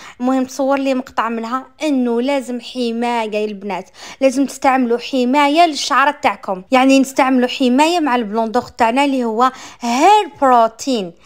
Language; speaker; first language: Arabic; native; Arabic